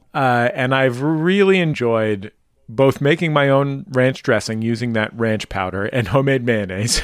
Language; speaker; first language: English; native; English